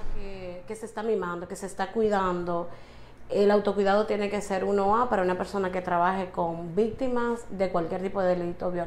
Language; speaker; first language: Spanish; native; Spanish